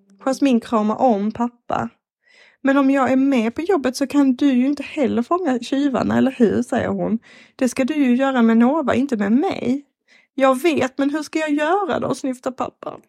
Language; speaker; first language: Swedish; native; Swedish